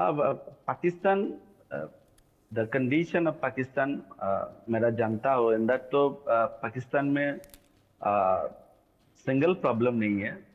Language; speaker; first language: Hindi; non-native, learner; Bangla